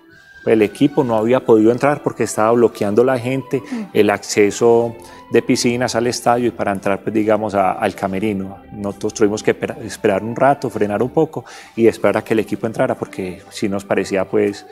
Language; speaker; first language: Spanish; native; Spanish